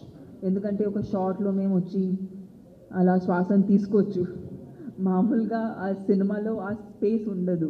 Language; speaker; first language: Telugu; non-native, local second language; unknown